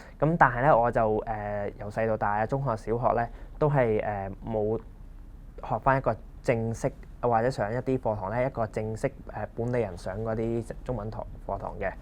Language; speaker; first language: Cantonese; non-native, local second language; Punjabi